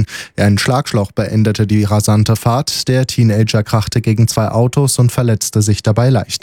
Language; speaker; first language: German; native; German